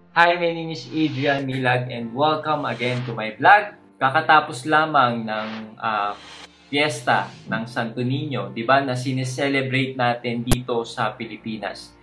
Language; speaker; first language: Filipino; native; Filipino